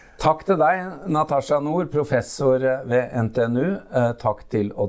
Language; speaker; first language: Norwegian; native; Norwegian